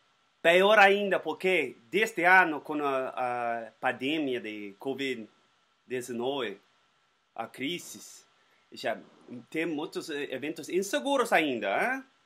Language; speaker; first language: Portuguese; non-native, learner; Spanish